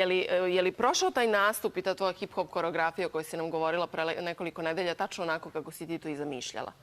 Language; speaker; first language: Bosnian; native; Bosnian